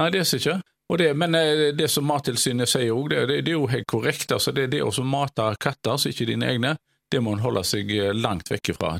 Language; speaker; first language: Norwegian; native; Norwegian